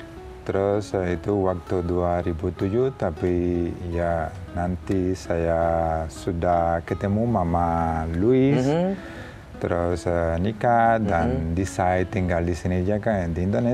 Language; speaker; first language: Indonesian; non-native, learner; Spanish